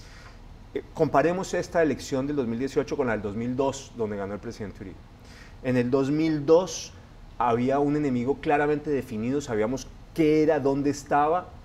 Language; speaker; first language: Spanish; native; Spanish